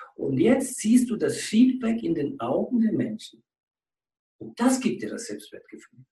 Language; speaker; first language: German; native; German